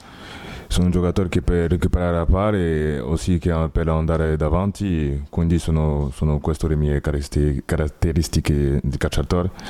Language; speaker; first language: Italian; non-native, learner; French